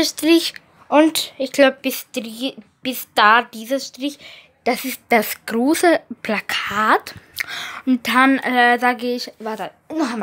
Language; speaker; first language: German; early bilingual, other home language; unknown